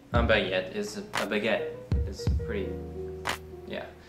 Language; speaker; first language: English; native; English